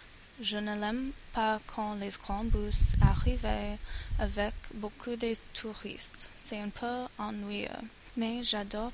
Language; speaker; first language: French; non-native, learner; English